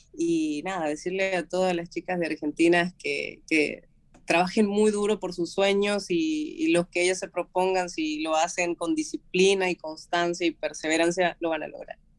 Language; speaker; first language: Spanish; native; Spanish